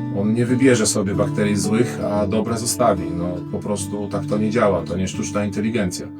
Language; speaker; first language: Polish; native; Polish